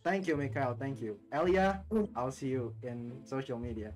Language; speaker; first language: English; non-native, fluent; Indonesian